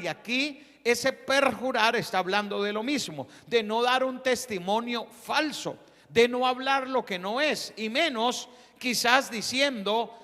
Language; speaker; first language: Spanish; native; Spanish